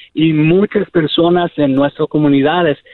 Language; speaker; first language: Spanish; early bilingual, heritage; Spanish